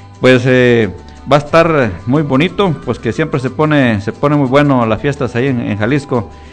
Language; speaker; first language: Spanish; native; Spanish